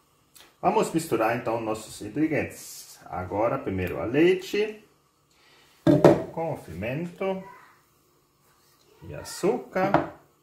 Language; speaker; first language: Portuguese; non-native, fluent; German